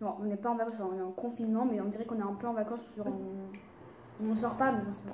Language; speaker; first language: French; native; French